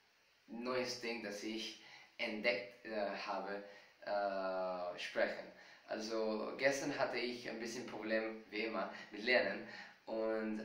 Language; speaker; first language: German; non-native, fluent; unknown